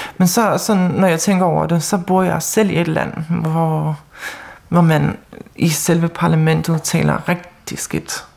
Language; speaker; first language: Danish; non-native, local second language; Faroese